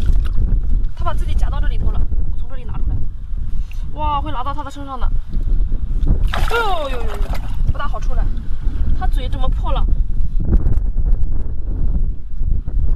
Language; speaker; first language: Chinese; native; Chinese